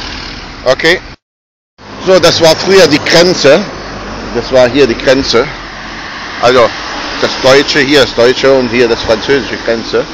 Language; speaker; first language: German; non-native, fluent; Arabic